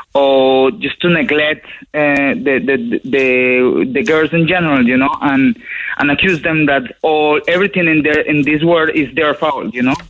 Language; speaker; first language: English; non-native, fluent; Spanish